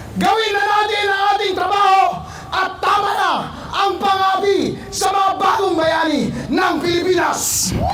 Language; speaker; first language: Filipino; non-native, local second language; Iloko